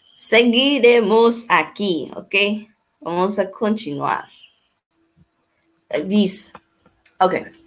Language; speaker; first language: Portuguese; non-native, learner; Spanish